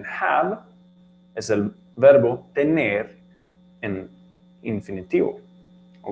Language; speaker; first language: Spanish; non-native, learner; English